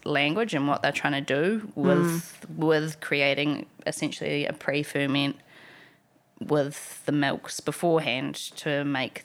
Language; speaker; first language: English; native; English